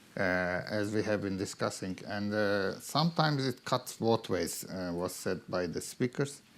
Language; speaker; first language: English; non-native, fluent; Turkish